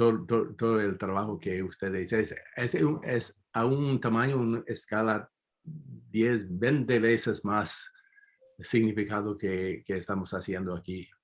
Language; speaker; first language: Spanish; non-native, fluent; English